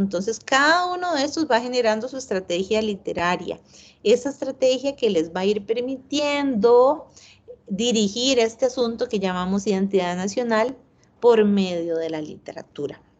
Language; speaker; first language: Spanish; native; Spanish